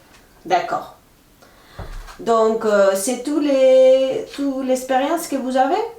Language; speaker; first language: French; non-native, fluent; Spanish